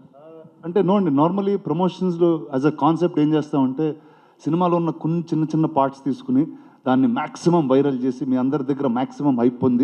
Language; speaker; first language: Telugu; native; Telugu